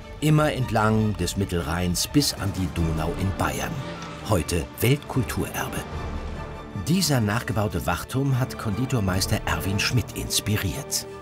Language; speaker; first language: German; native; German